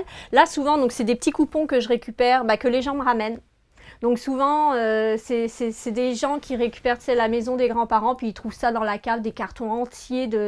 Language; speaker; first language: French; native; French